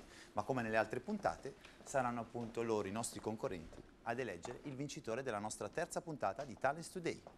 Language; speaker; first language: Italian; native; Italian